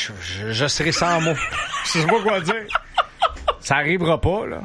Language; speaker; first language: French; native; French